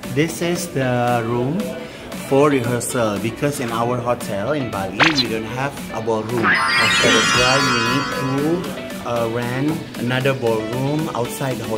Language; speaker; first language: English; non-native, learner; Indonesian